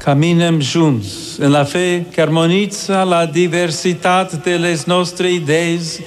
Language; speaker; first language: Catalan; non-native, learner; English